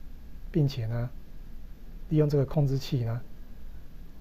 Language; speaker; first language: Chinese; native; Chinese